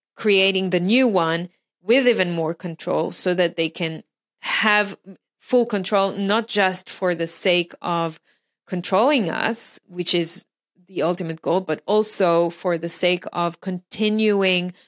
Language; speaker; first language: English; non-native, fluent; Hebrew